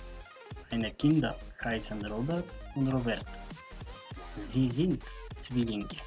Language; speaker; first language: German; non-native, fluent; Macedonian